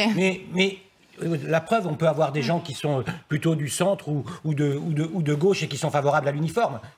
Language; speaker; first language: French; native; French